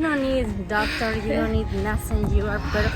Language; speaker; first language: English; non-native, learner; Spanish